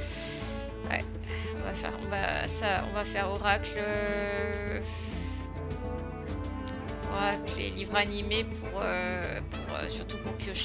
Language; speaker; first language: French; native; French